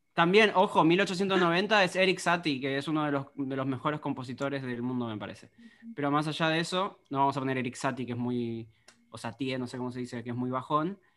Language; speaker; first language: Spanish; native; Spanish